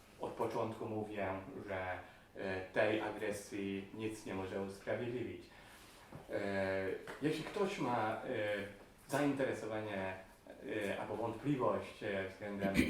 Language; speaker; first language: Polish; non-native, fluent; Hungarian